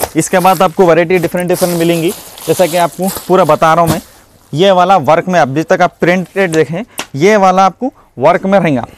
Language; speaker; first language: Hindi; native; Hindi